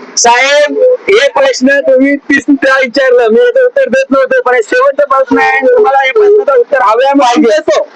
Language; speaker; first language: Marathi; non-native, local second language; Hindi